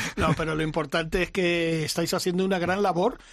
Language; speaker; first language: Spanish; native; Spanish